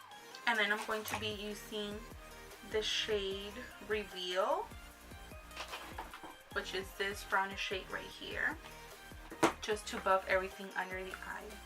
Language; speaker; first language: English; native; English